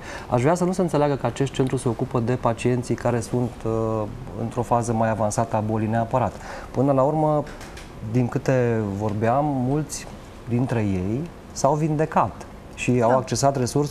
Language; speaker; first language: Romanian; native; Romanian